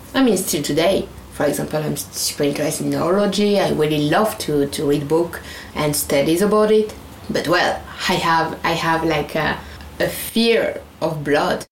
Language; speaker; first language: English; non-native, fluent; French